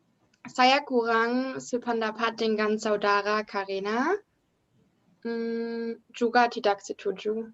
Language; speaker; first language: Indonesian; non-native, learner; German